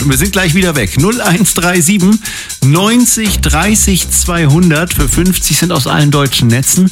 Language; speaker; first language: German; native; German